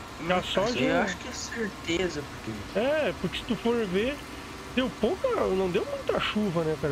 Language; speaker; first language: Portuguese; native; Portuguese